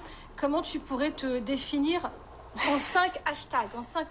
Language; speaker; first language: French; native; French